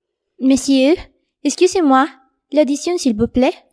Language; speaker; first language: French; non-native, learner; Spanish